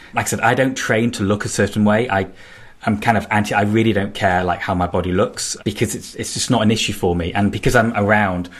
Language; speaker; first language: English; native; English